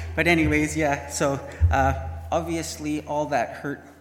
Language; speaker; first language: English; native; English